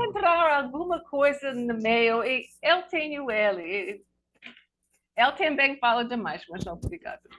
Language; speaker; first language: Portuguese; non-native, learner; English